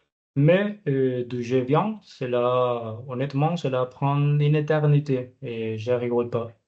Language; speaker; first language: French; non-native, learner; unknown